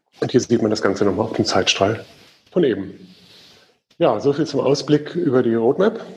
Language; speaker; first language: German; native; German